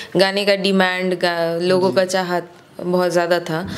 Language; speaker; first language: Hindi; non-native, local second language; Bangla